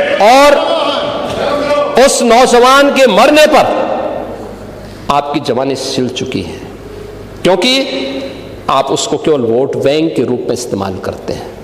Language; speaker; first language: Hindi; native; Hindi